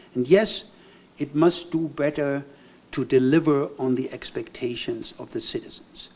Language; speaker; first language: English; non-native, fluent; German